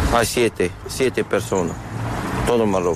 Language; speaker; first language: Spanish; non-native, learner; Arabic